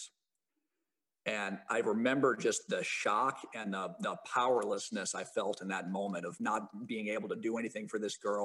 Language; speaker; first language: English; native; English